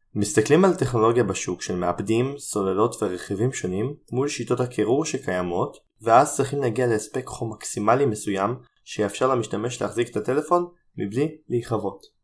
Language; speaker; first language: Hebrew; native; Hebrew